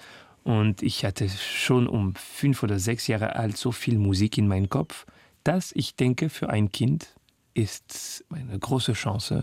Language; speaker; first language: German; non-native, learner; French